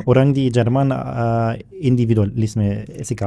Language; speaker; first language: Indonesian; non-native, learner; German